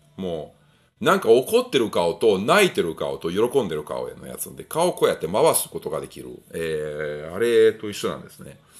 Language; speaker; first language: Japanese; non-native, fluent; Italian